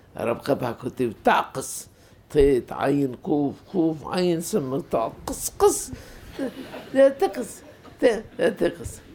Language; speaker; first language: Hebrew; non-native, fluent; Arabic